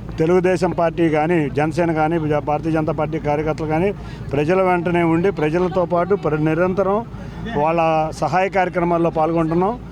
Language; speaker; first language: Telugu; native; Telugu